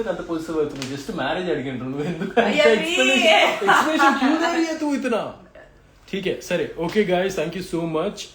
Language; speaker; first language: Telugu; native; Telugu